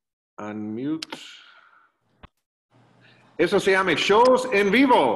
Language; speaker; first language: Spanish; non-native, learner; English